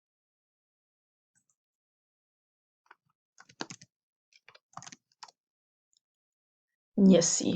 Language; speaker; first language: Albanian; non-native, learner; English